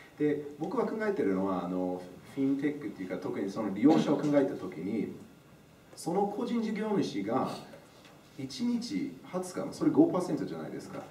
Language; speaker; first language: Japanese; non-native, fluent; English